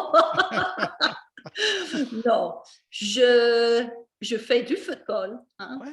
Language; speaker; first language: French; non-native, fluent; English